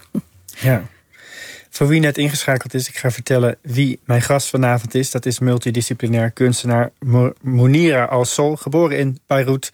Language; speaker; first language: Dutch; native; Dutch